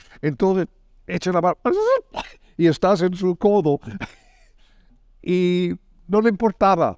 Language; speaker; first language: Spanish; non-native, fluent; English